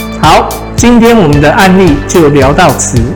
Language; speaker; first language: Chinese; native; Chinese